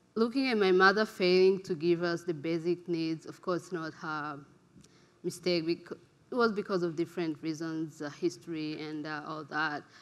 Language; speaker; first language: English; non-native, local second language; Kinyarwanda